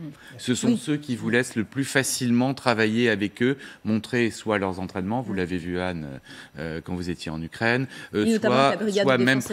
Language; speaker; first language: French; native; French